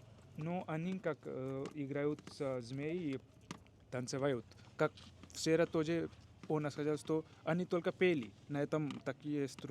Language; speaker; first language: Russian; non-native, learner; Hindi